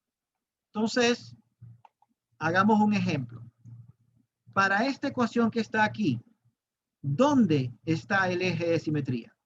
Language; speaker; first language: Spanish; native; Spanish